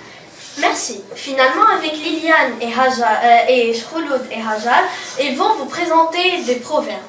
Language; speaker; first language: French; non-native, local second language; Arabic